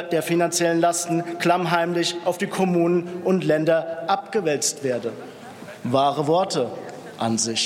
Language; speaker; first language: German; native; German